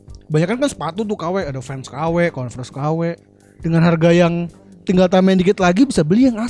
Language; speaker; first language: Indonesian; native; Indonesian